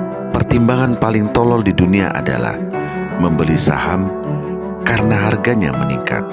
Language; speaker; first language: Indonesian; native; Indonesian